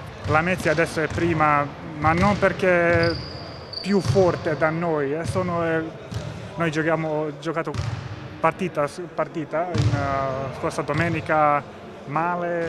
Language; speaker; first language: Italian; non-native, learner; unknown